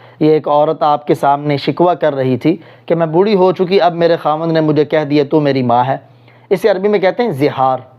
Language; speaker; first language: Urdu; non-native, local second language; Punjabi